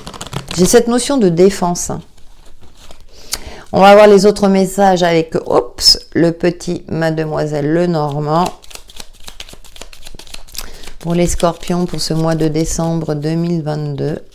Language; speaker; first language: French; native; French